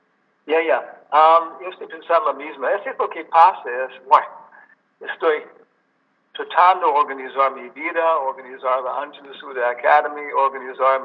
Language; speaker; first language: Spanish; non-native, learner; English